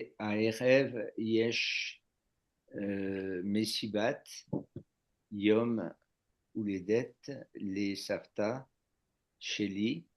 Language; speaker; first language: Hebrew; non-native, learner; French